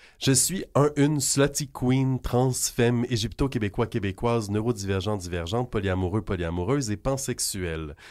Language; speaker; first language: French; native; French